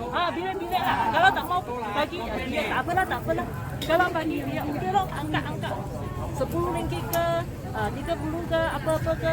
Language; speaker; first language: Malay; non-native, local second language; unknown